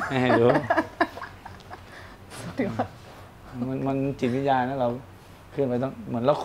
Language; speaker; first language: Thai; native; Thai